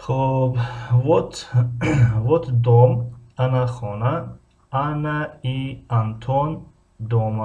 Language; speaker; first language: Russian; non-native, fluent; Tajik